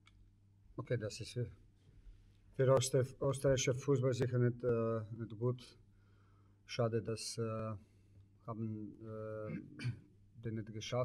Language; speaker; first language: German; non-native, learner; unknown